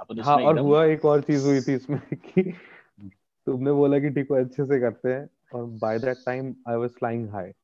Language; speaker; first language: Hindi; native; Hindi